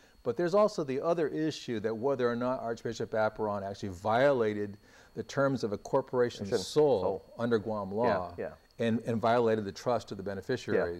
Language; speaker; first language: English; native; English